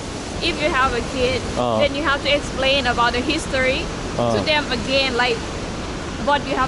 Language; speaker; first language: English; non-native, learner; Lao